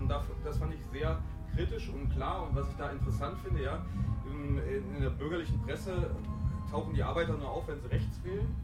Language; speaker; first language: German; native; German